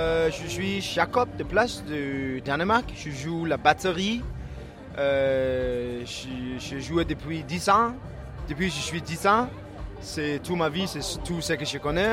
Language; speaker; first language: French; non-native, learner; Danish